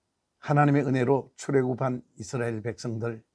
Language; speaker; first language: Korean; native; Korean